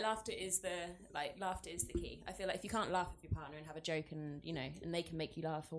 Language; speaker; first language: English; native; English